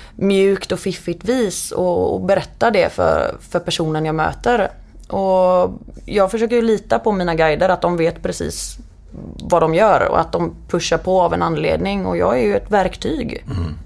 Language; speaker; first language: Swedish; native; Swedish